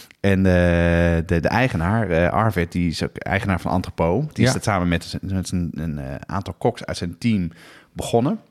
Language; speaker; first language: Dutch; native; Dutch